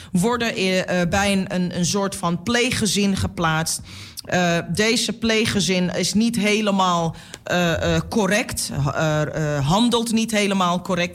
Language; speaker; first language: Dutch; native; Dutch